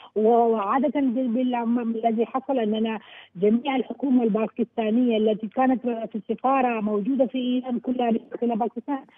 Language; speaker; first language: Arabic; non-native, learner; Urdu